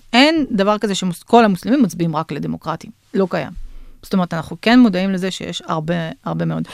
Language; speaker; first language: Hebrew; non-native, fluent; Russian